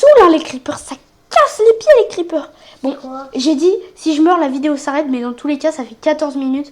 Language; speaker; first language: French; native; French